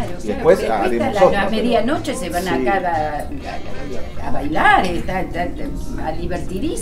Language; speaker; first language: Spanish; native; Spanish